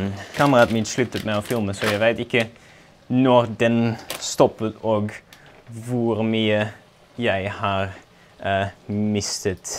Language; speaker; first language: Norwegian; non-native, learner; Dutch